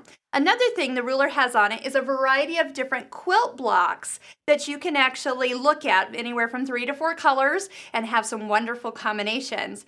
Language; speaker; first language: English; native; English